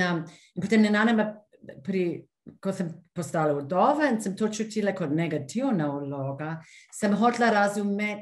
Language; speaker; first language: Slovenian; non-native, fluent; English